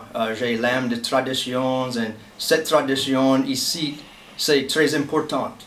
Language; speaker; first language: French; non-native, local second language; English